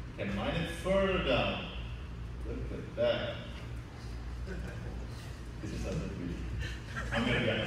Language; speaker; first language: English; non-native, fluent; Indonesian